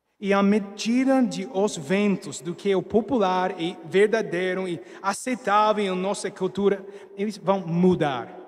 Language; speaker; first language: Portuguese; non-native, learner; English